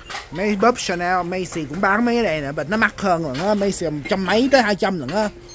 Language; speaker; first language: Vietnamese; early bilingual, heritage; Vietnamese